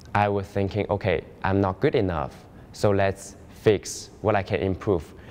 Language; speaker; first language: English; non-native, fluent; Chinese